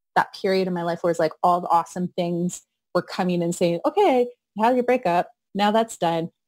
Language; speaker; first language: English; native; English